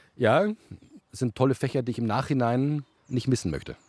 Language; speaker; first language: German; native; German